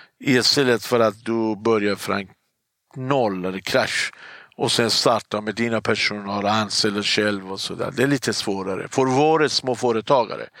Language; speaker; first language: Swedish; non-native, fluent; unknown